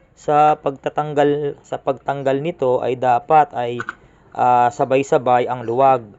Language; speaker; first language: Filipino; non-native, local second language; Pampanga